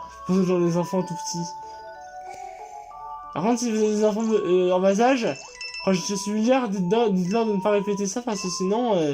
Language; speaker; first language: French; native; French